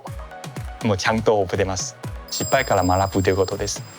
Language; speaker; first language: Japanese; non-native, fluent; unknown